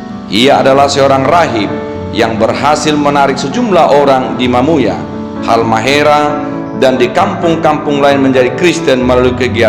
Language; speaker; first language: Indonesian; native; Indonesian